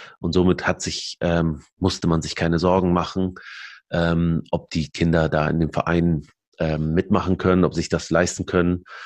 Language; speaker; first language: German; early bilingual, other home language; Arabic